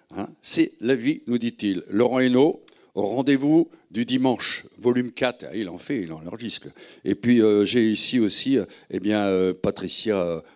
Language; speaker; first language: French; native; French